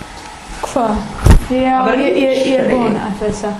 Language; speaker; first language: Icelandic; non-native, learner; English